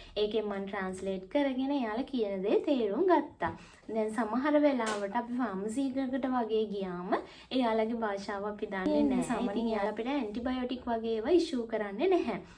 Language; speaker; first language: Sinhala; native; Sinhala